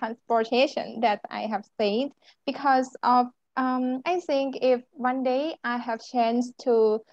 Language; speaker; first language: English; non-native, learner; Thai